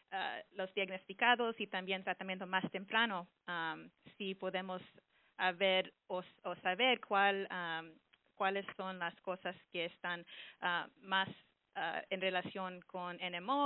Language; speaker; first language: Spanish; early bilingual, heritage; English